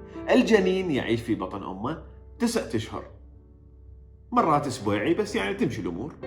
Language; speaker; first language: Arabic; native; Arabic